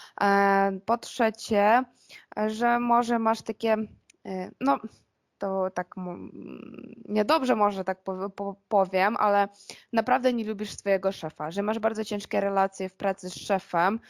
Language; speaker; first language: Polish; non-native, fluent; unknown